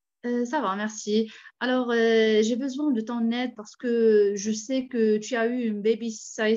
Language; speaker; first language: French; non-native, fluent; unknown